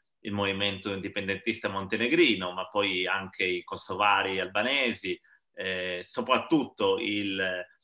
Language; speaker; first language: Italian; native; Italian